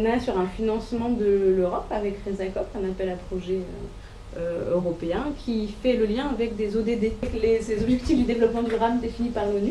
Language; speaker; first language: French; native; French